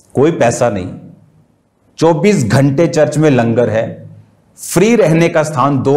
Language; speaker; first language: Hindi; native; Hindi